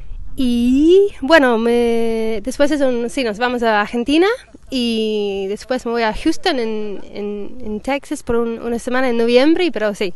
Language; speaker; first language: Spanish; non-native, fluent; English